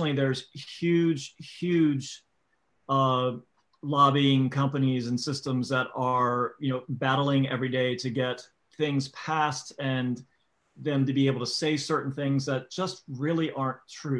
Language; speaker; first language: English; native; English